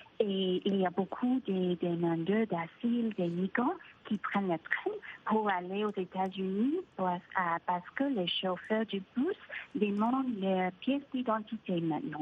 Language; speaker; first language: French; non-native, fluent; Spanish